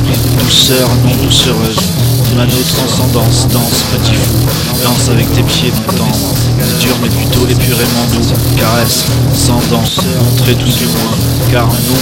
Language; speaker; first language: French; native; French